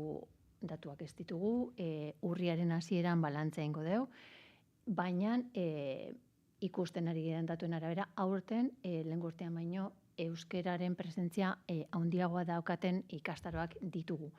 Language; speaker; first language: Basque; native; Basque